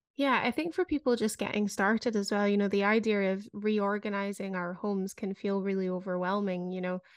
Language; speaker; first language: English; native; English